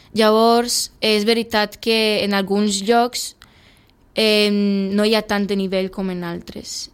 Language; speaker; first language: Catalan; early bilingual, other home language; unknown